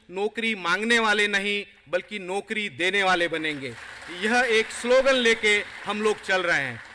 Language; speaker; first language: Hindi; non-native, local second language; Marathi